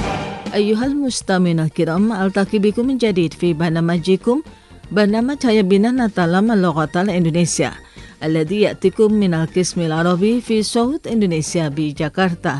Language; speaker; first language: Arabic; non-native, fluent; Indonesian